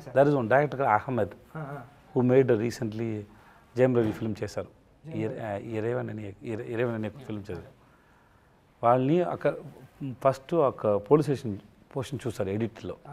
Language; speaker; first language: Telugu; non-native, learner; Tamil